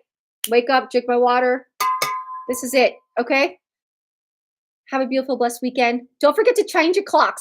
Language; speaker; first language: English; native; English